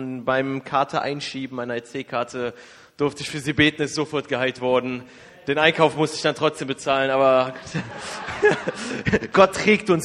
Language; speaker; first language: German; native; German